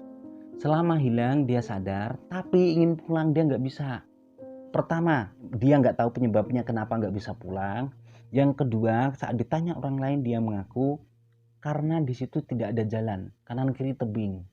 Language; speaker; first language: Indonesian; native; Indonesian